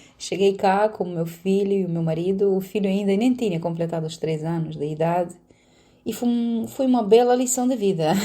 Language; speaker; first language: Portuguese; non-native, fluent; Romanian